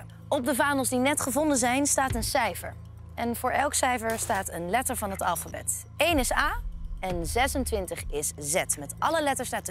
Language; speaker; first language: Dutch; native; Dutch